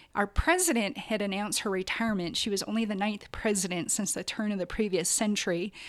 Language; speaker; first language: English; native; English